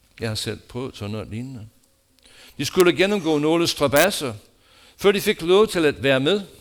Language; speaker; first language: Danish; non-native, fluent; English